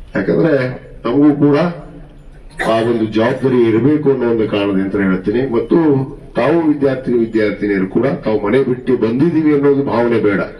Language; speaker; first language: Kannada; native; Kannada